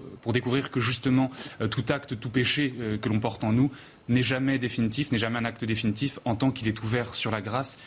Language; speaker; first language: French; native; French